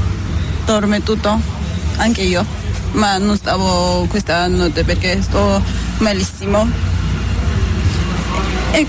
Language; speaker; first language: Italian; non-native, learner; Spanish